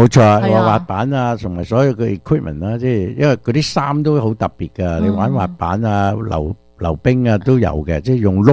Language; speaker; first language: Chinese; early bilingual, other home language; Cantonese